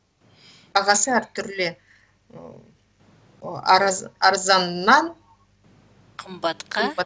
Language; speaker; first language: Kazakh; non-native, learner; Russian